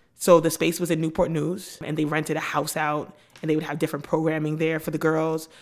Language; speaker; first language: English; native; English